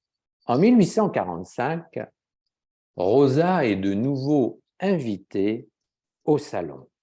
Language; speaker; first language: French; native; French